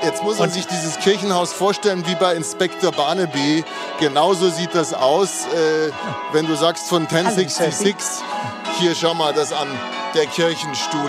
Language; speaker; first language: German; native; German